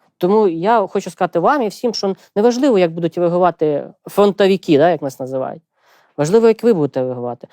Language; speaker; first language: Ukrainian; native; Ukrainian